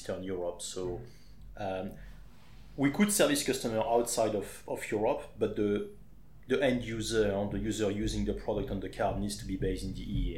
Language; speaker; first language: English; non-native, fluent; French